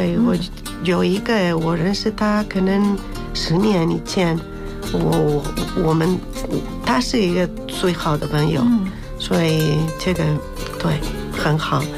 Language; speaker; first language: Chinese; non-native, fluent; Spanish